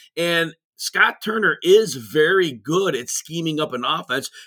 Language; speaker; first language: English; native; English